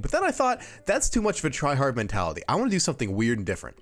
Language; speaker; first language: English; native; English